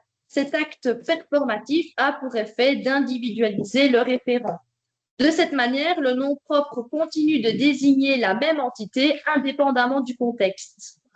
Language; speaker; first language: French; native; French